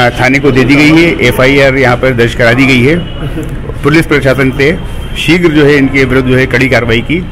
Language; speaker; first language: Hindi; native; Hindi